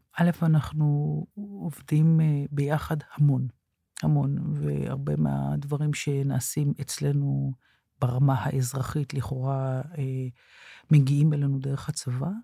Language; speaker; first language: Hebrew; native; Hebrew